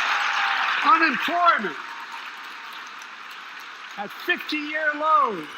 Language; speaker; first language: English; native; English